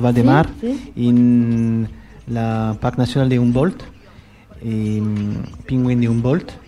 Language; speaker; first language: Spanish; non-native, learner; French